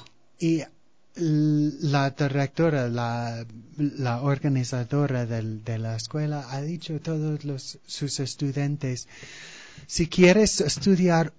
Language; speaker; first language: Spanish; non-native, fluent; English